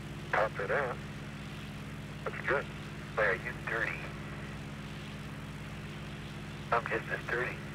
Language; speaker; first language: English; native; English